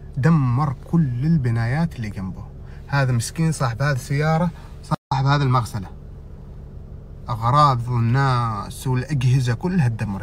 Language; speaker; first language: Arabic; native; Arabic